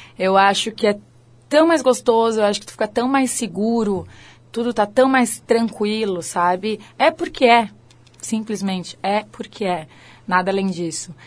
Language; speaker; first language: Portuguese; native; Portuguese